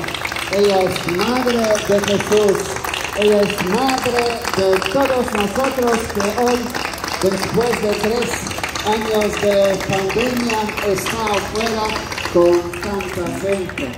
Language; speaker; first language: Spanish; non-native, fluent; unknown